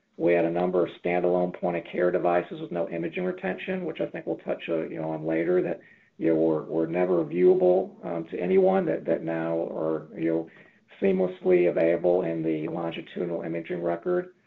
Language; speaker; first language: English; native; English